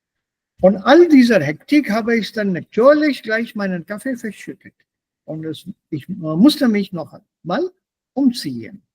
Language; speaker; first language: German; non-native, fluent; Hindi